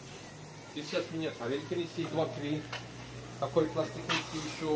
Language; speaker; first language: Russian; non-native, learner; Turkish